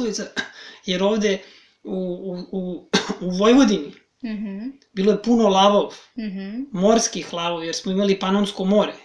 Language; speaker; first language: Serbian; native; Serbian